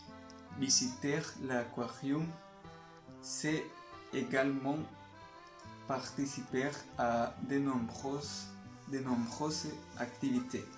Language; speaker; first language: French; non-native, learner; Spanish